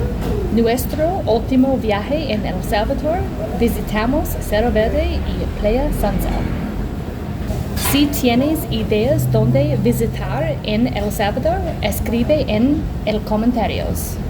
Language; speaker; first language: Spanish; non-native, learner; English